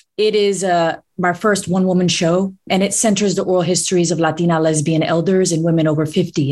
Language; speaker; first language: English; native; English